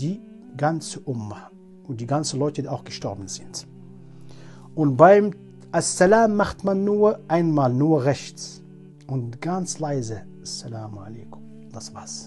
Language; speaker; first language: German; non-native, learner; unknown